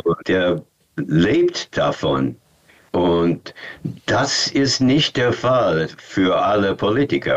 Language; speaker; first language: German; non-native, fluent; English